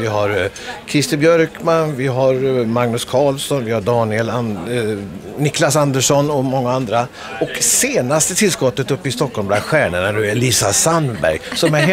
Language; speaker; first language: Swedish; native; Swedish